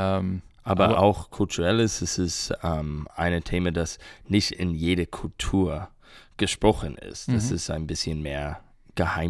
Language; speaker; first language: German; non-native, learner; English